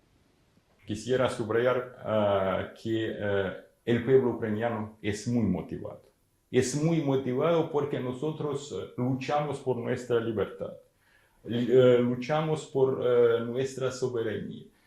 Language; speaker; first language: Spanish; non-native, fluent; Ukrainian